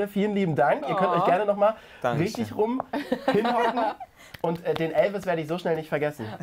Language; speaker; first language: German; native; German